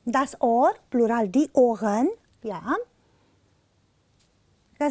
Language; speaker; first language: German; non-native, fluent; Romanian